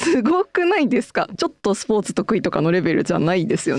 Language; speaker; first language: Japanese; native; Japanese